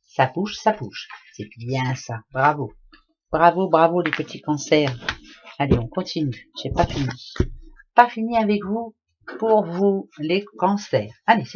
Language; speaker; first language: French; native; French